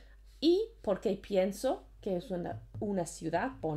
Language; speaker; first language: Spanish; non-native, fluent; English